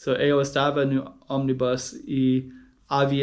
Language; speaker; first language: Portuguese; non-native, learner; English